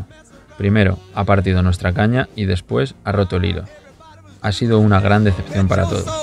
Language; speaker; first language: Spanish; native; Spanish